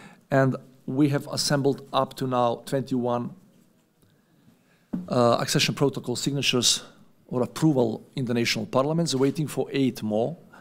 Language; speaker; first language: English; non-native, fluent; Macedonian